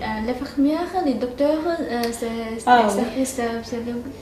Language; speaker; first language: French; non-native, learner; Chinese